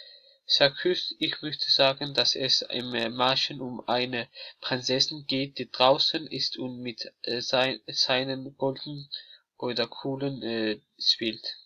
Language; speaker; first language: German; non-native, learner; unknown